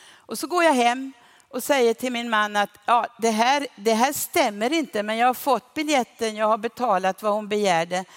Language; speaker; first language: Swedish; native; Swedish